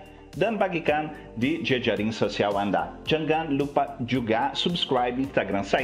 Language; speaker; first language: Indonesian; non-native, learner; Portuguese